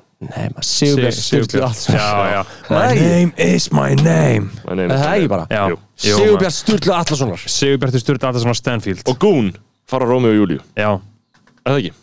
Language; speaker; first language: Icelandic; native; Icelandic